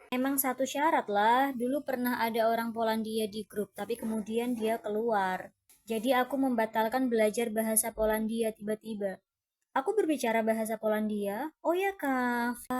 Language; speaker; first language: Indonesian; non-native, fluent; Thai